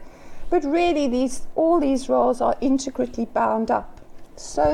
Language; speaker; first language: English; native; English